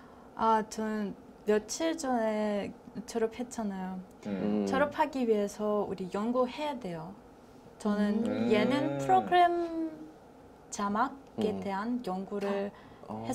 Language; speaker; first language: Korean; non-native, fluent; Russian